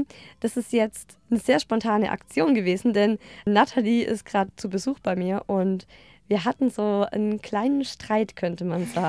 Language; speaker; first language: German; native; German